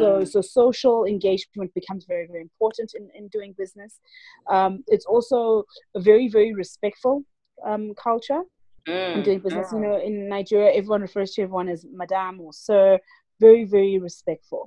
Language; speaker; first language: English; non-native, local second language; Zulu